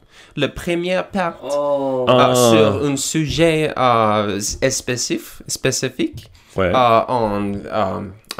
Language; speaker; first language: French; non-native, learner; English